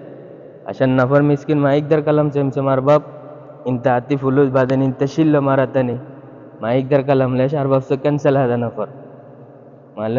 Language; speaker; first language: Arabic; non-native, learner; Bangla